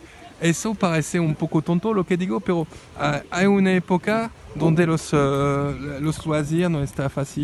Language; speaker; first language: Spanish; non-native, fluent; French